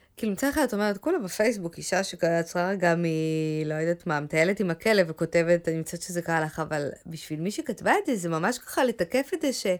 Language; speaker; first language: Hebrew; native; Hebrew